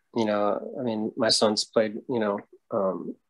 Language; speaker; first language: English; native; English